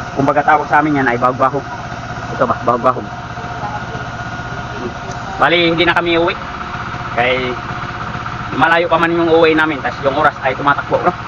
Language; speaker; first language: Filipino; non-native, local second language; Cebuano